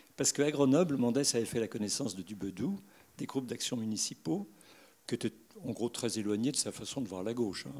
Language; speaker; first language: French; native; French